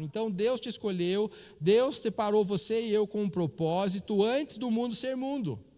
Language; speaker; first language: Portuguese; native; Portuguese